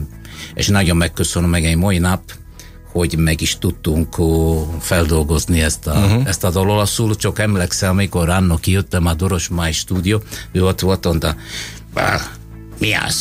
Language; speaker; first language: Hungarian; non-native, fluent; Italian